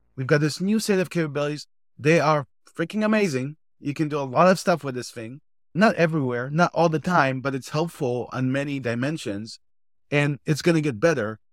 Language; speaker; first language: English; non-native, fluent; Hebrew